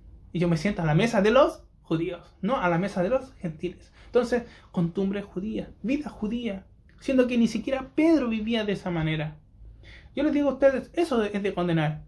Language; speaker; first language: Spanish; native; Spanish